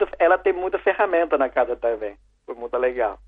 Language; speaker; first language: Portuguese; non-native, learner; Chinese